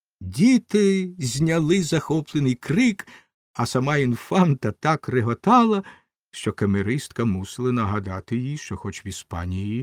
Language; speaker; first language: Ukrainian; native; Ukrainian